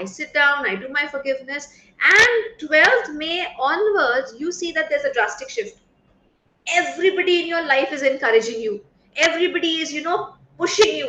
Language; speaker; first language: English; non-native, local second language; Hindi